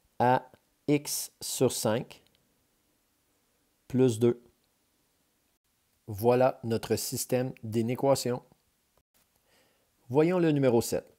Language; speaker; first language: French; native; French